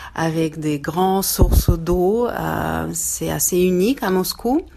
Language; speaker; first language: French; non-native, fluent; Russian